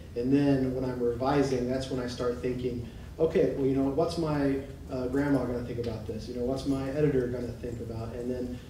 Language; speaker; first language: English; native; English